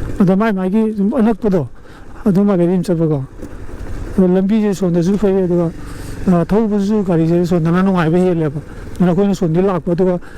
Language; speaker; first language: Manipuri; native; Manipuri